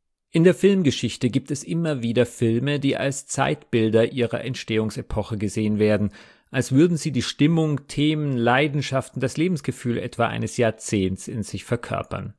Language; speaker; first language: German; native; German